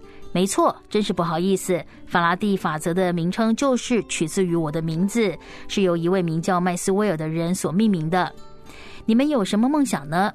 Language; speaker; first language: Chinese; native; Chinese